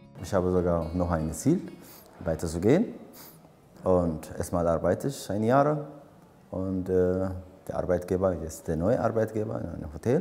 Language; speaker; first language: German; non-native, fluent; Amharic